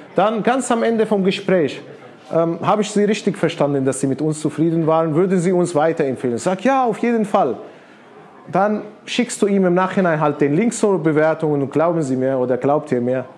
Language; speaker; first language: German; non-native, fluent; Arabic